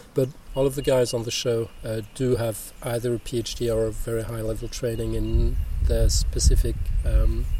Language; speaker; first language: English; non-native, fluent; French